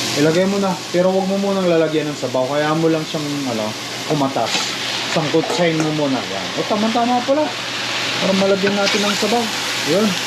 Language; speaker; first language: Filipino; non-native, local second language; Iloko